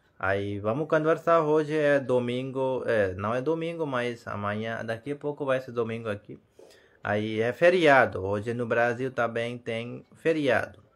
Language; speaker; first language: Portuguese; non-native, learner; Hindi